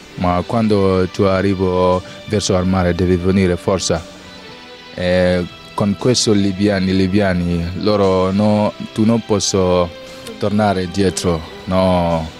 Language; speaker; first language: Italian; non-native, learner; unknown